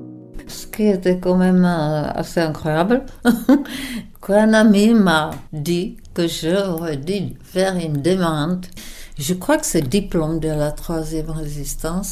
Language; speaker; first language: French; non-native, fluent; Czech